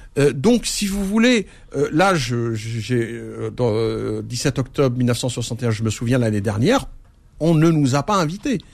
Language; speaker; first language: French; early bilingual, other home language; Arabic